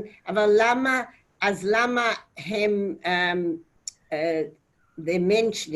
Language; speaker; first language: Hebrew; non-native, fluent; English